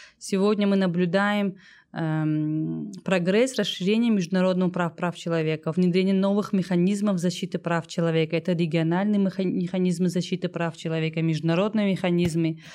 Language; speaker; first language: Russian; non-native, local second language; Tajik